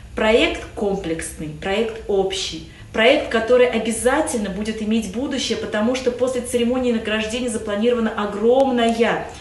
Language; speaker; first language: Russian; native; Russian